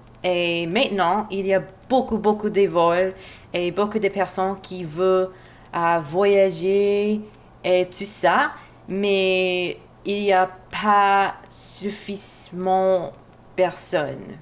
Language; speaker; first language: French; non-native, learner; English